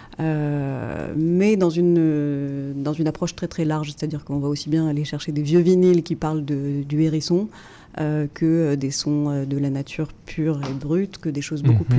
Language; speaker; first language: French; native; French